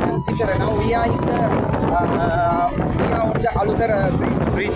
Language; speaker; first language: English; non-native, local second language; Sinhala